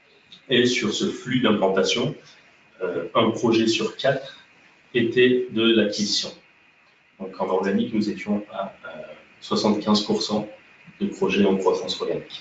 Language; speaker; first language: French; native; French